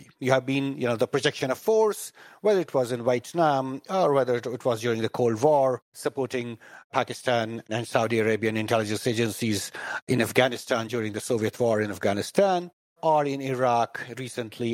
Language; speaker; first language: English; non-native, local second language; Kashmiri